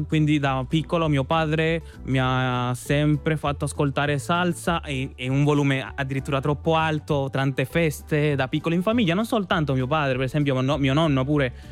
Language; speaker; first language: Italian; non-native, fluent; Spanish